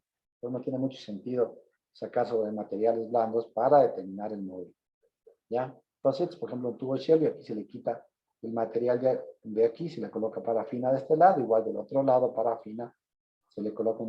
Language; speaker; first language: Spanish; native; Spanish